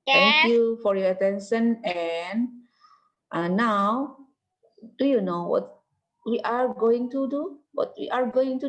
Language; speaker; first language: English; non-native, learner; Indonesian